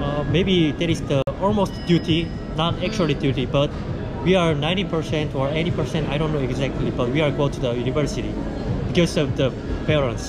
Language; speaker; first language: English; non-native, learner; Korean